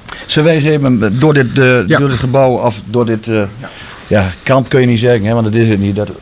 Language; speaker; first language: Dutch; native; Dutch